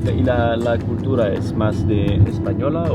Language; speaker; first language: Spanish; non-native, learner; English